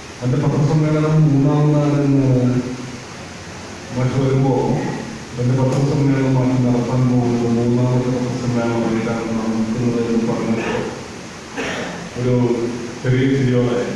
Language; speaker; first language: Malayalam; native; Malayalam